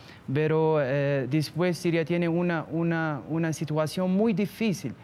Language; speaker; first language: Spanish; non-native, learner; Arabic